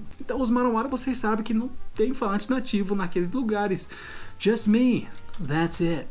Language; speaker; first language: Portuguese; non-native, fluent; English